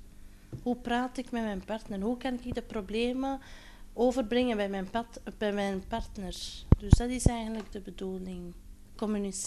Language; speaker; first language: Dutch; non-native, local second language; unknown